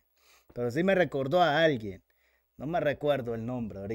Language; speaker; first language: Spanish; native; Spanish